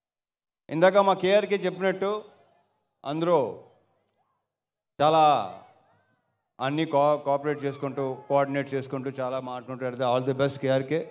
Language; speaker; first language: Telugu; native; Telugu